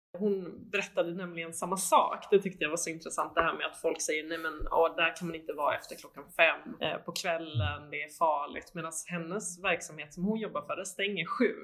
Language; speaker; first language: Swedish; native; Swedish